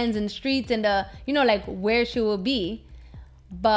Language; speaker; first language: English; early bilingual, other home language; Spanish